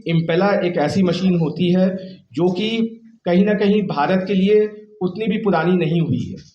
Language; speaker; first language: Hindi; native; Hindi